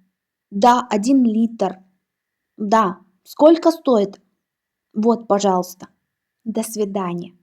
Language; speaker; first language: Russian; non-native, fluent; Uzbek